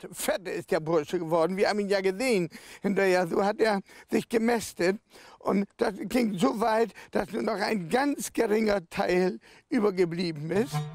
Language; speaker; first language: German; native; German